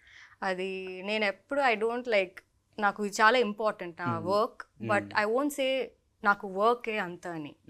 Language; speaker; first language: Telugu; non-native, local second language; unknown